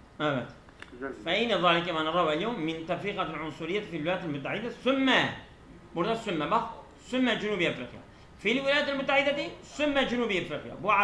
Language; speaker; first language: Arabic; non-native, fluent; Turkish